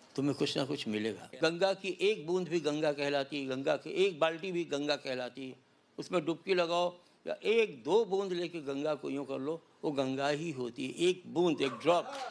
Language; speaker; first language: Hindi; native; Hindi